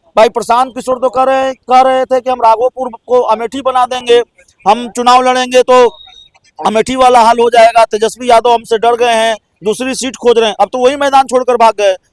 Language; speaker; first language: Hindi; native; Hindi